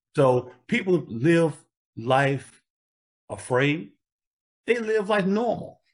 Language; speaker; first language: English; native; English